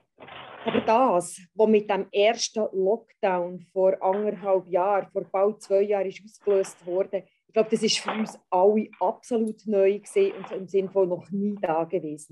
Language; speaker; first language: German; native; German